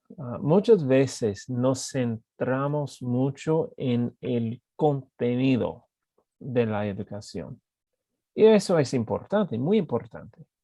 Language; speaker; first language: Spanish; non-native, fluent; English